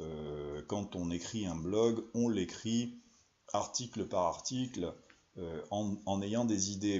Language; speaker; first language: French; native; French